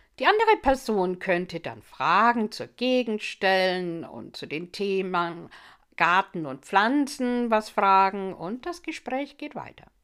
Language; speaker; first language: German; non-native, fluent; English